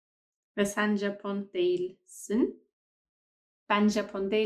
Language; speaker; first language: Turkish; non-native, fluent; English